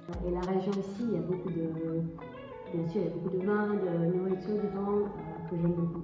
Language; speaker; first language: French; non-native, learner; English